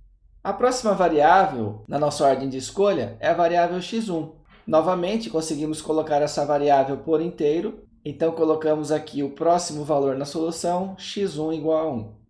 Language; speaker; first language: Portuguese; native; Portuguese